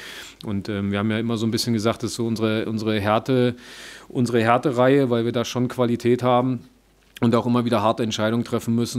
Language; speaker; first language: German; native; German